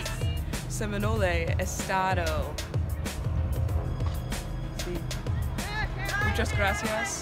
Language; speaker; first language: Spanish; non-native, learner; English